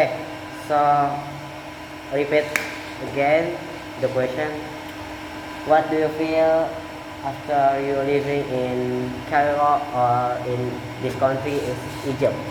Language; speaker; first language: English; non-native, learner; Indonesian